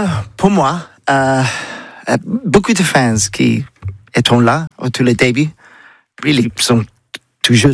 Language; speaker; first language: French; non-native, learner; English